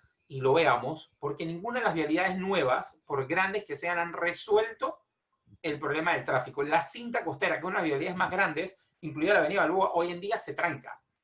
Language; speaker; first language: Spanish; native; Spanish